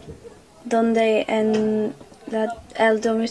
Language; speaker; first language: Spanish; non-native, learner; English